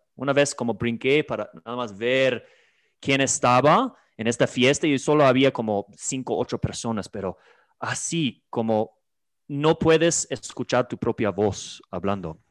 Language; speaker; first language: Spanish; non-native, fluent; English